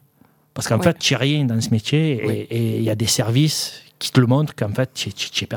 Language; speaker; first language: French; native; French